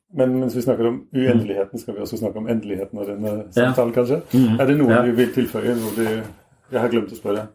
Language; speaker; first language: Norwegian; non-native, fluent; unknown